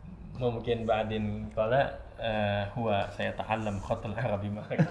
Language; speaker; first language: Arabic; non-native, learner; Indonesian